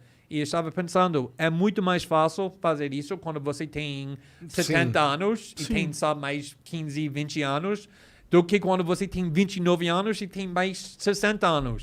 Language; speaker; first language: Portuguese; non-native, fluent; English